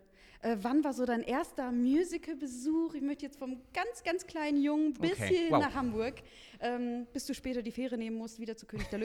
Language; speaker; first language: German; native; German